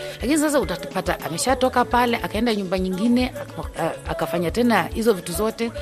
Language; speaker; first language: Swahili; non-native, local second language; Luyia